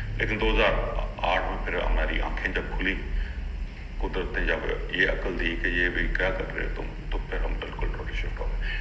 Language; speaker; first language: Urdu; non-native, local second language; Punjabi